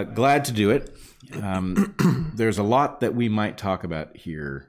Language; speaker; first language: English; native; English